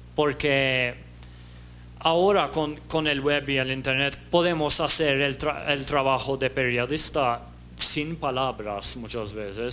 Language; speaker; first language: Spanish; non-native, fluent; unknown